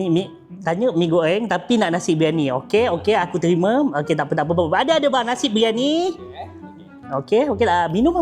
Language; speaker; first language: Malay; native; Malay